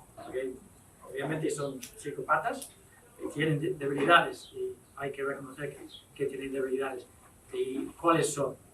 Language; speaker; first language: Spanish; non-native, fluent; English